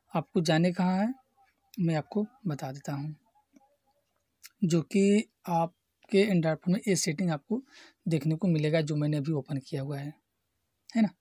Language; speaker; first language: Hindi; native; Hindi